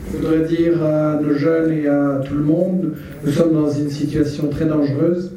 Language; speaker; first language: French; native; French